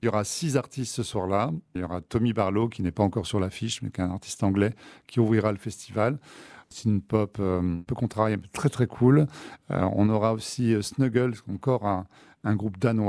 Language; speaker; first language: French; native; French